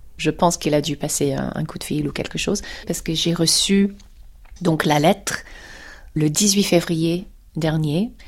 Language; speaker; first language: French; non-native, fluent; English